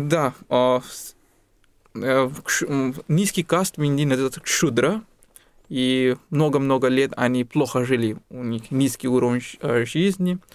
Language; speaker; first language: Russian; non-native, fluent; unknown